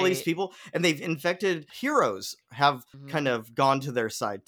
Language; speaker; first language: English; native; English